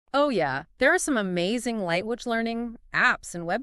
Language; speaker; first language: English; native; English